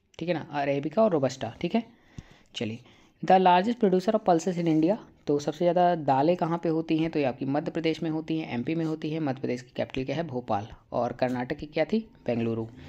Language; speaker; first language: Hindi; native; Hindi